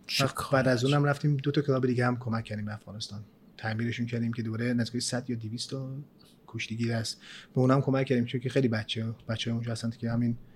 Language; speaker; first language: Persian; early bilingual, other home language; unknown